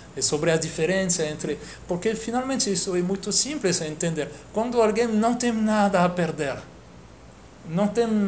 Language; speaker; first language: Portuguese; non-native, fluent; French